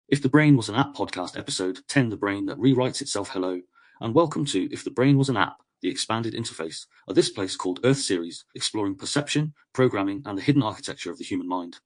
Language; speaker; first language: English; native; English